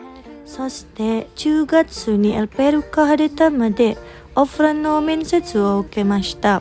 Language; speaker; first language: Japanese; non-native, learner; Indonesian